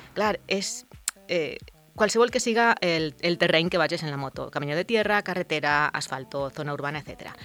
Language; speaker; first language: Catalan; non-native, local second language; Spanish